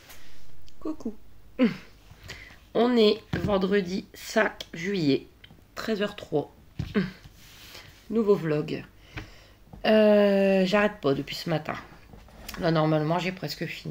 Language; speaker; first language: French; native; French